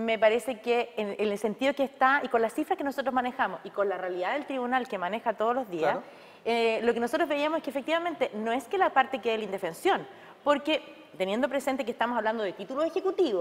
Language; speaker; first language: Spanish; native; Spanish